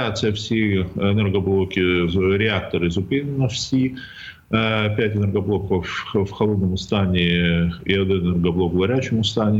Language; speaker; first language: Ukrainian; native; Ukrainian